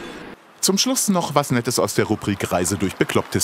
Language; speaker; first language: German; native; German